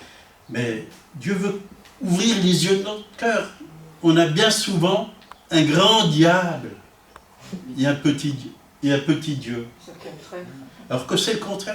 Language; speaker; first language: French; native; French